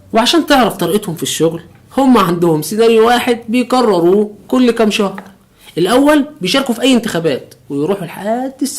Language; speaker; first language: Arabic; native; Arabic